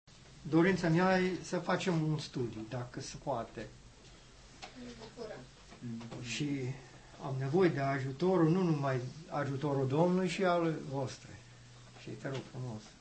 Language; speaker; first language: Romanian; non-native, learner; English